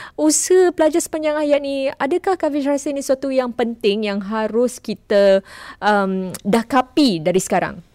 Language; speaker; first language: Malay; native; Malay